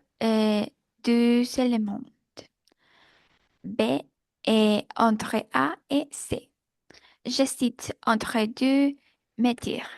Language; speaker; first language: French; non-native, learner; Spanish